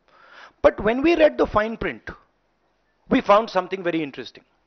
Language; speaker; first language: English; non-native, local second language; Hindi